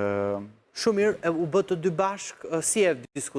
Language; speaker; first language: Albanian; native; Albanian